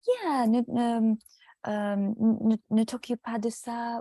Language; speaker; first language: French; non-native, fluent; English